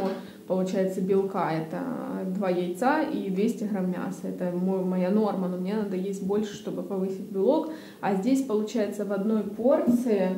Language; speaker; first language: Russian; native; Russian